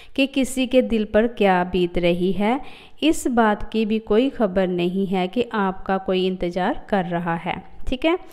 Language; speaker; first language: Hindi; non-native, local second language; Punjabi